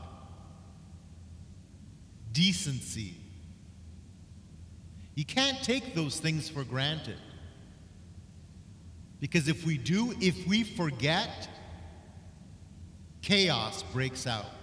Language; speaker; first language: English; native; English